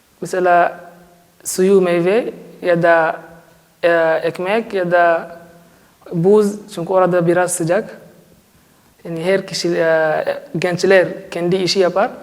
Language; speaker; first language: Turkish; non-native, learner; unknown